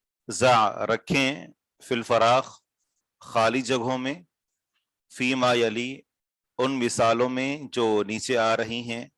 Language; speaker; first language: Urdu; native; Urdu